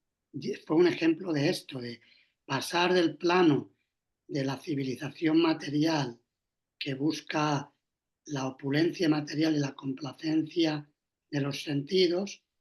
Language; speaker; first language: Spanish; native; Spanish